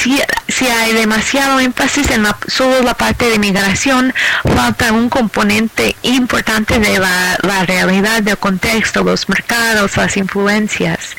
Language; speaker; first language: Spanish; non-native, fluent; English